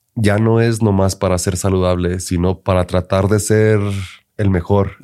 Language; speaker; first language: Spanish; early bilingual, heritage; Spanish